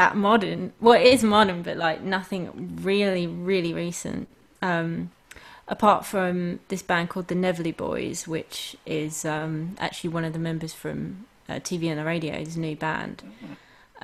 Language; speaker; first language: English; native; English